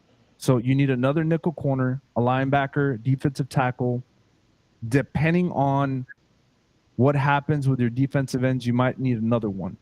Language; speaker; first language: English; native; English